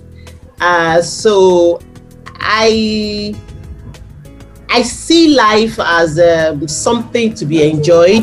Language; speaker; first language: English; non-native, local second language; Yoruba